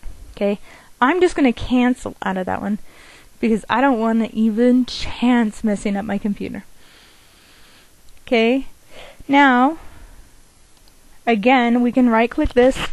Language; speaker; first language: English; native; English